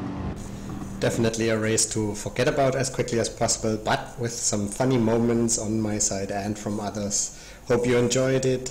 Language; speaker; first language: English; non-native, fluent; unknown